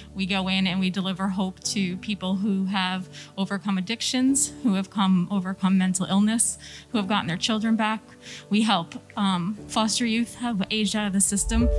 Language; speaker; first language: English; native; English